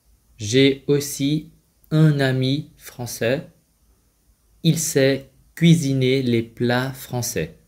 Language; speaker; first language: French; non-native, fluent; Vietnamese